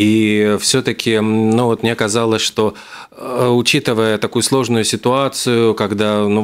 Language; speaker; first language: Russian; native; Russian